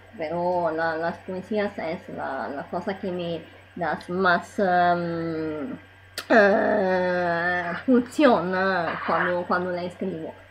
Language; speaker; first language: Spanish; non-native, learner; Italian